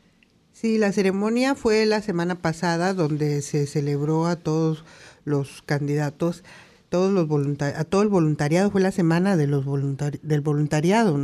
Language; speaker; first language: Spanish; native; Spanish